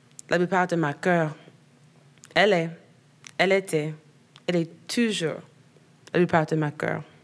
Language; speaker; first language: French; non-native, learner; English